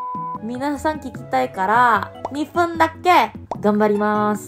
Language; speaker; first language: Japanese; non-native, learner; Indonesian